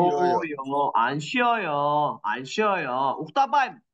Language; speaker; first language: Korean; non-native, learner; Kyrgyz